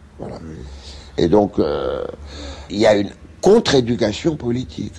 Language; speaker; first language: French; non-native, fluent; Greek